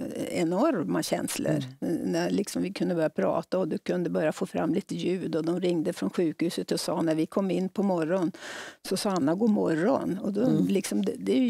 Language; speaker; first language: Swedish; native; Swedish